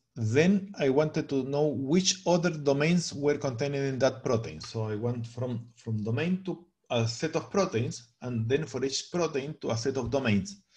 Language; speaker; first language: English; non-native, fluent; Spanish